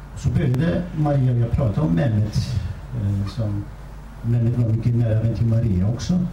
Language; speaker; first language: Swedish; non-native, fluent; Kurdish